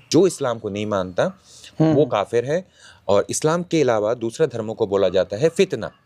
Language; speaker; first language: Hindi; non-native, local second language; Bangla